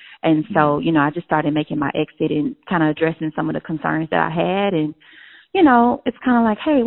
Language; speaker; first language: English; native; English